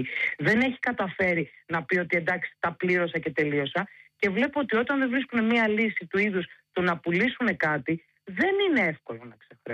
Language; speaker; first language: Greek; native; Greek